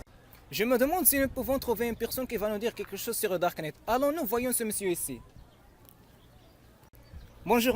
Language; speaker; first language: French; non-native, learner; Arabic